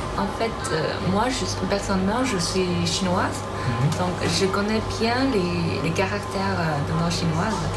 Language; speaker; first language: French; non-native, learner; Chinese